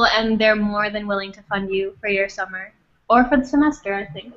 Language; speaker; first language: English; non-native, fluent; Thai